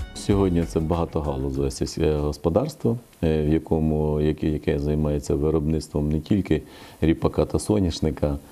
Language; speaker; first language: Ukrainian; native; Ukrainian